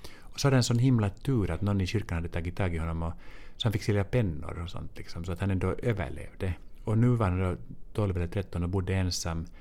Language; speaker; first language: Swedish; native; Swedish